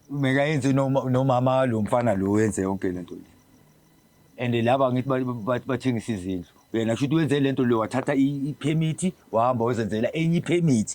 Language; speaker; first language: Zulu; native; Zulu